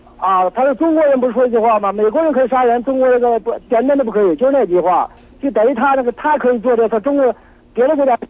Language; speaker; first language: Chinese; native; Chinese